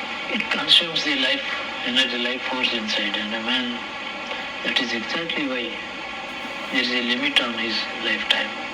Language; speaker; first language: English; non-native, local second language; Telugu